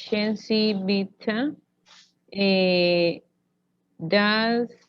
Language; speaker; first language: German; non-native, learner; Spanish